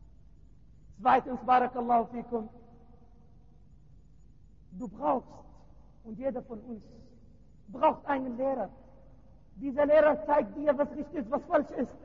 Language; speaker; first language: German; non-native, learner; Arabic